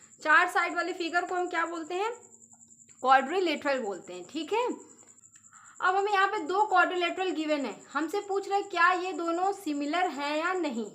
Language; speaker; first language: Hindi; native; Hindi